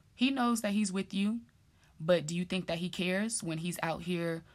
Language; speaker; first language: English; native; English